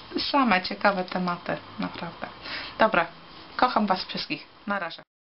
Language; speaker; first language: Polish; early bilingual, heritage; Polish